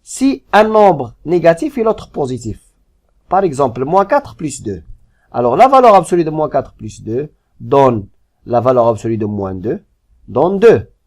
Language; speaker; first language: French; non-native, local second language; Arabic